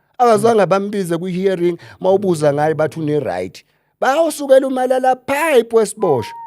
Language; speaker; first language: Zulu; native; Zulu